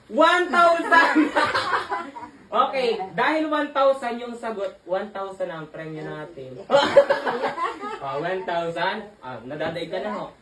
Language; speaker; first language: Filipino; native; Filipino